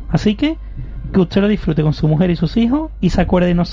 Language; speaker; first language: Spanish; native; Spanish